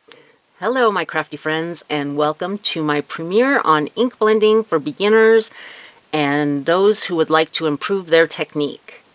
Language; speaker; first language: English; native; English